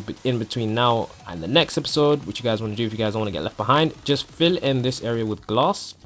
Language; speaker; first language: English; native; English